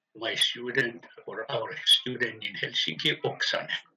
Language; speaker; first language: English; non-native, fluent; Persian